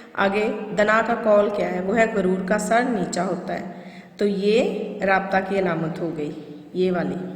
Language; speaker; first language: Urdu; non-native, local second language; Punjabi